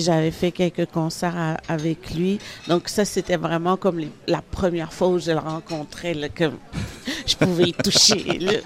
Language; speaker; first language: French; early bilingual, other home language; Haitian Creole